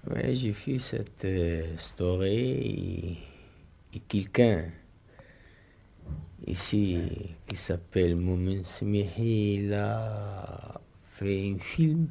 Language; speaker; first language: French; non-native, local second language; Arabic